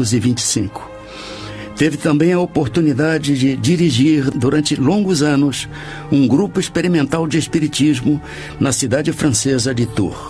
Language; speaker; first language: Portuguese; native; Portuguese